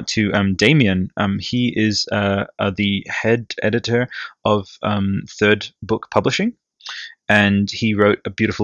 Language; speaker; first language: English; non-native, fluent; Italian